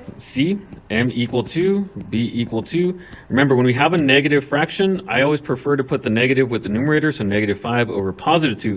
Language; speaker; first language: English; native; English